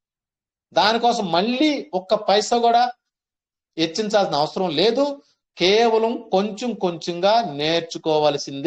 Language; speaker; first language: Telugu; native; Telugu